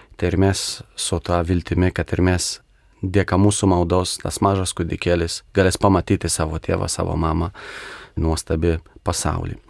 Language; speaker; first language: Lithuanian; non-native, local second language; Polish